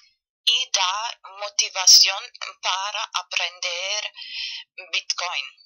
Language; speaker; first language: Spanish; non-native, fluent; German